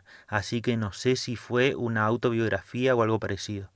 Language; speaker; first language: Spanish; native; Spanish